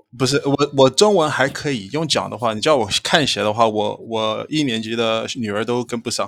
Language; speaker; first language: Chinese; early bilingual, heritage; Chinese